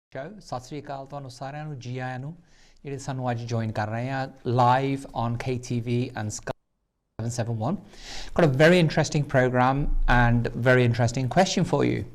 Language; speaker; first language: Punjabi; early bilingual, heritage; Punjabi